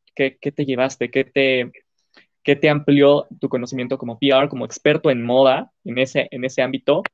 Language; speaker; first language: Spanish; native; Spanish